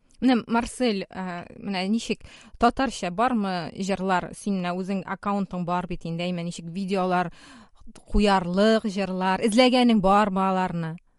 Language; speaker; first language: Tatar; native; Tatar